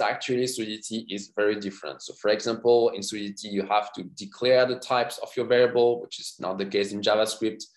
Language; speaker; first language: English; non-native, fluent; French